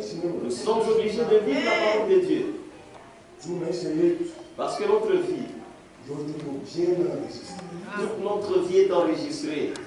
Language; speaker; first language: French; non-native, local second language; Swahili